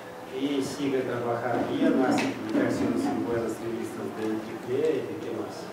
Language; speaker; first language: Spanish; non-native, fluent; Russian